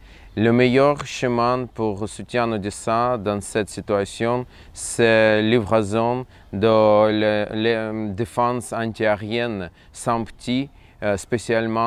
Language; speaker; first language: French; non-native, fluent; Russian